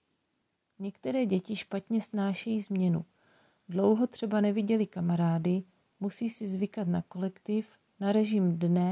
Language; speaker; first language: Czech; native; Czech